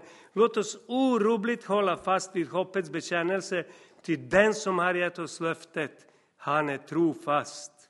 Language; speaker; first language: Swedish; non-native, fluent; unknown